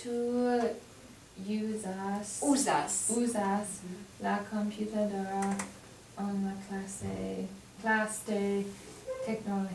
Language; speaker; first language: Spanish; non-native, learner; English